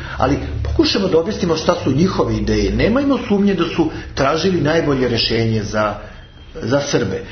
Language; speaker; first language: Serbian; native; Serbian